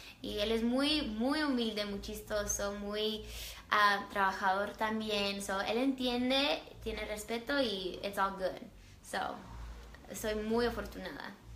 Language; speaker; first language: Spanish; early bilingual, other home language; English